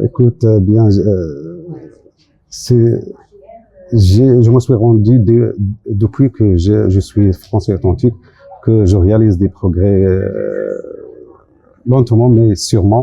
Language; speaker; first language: French; non-native, local second language; Arabic